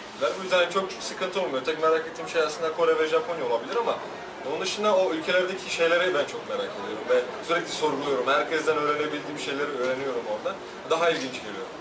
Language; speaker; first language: Turkish; non-native, fluent; Slovak